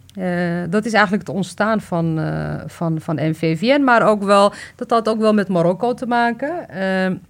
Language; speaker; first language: Dutch; early bilingual, other home language; Riffian